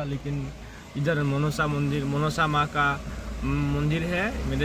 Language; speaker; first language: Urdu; non-native, local second language; Assamese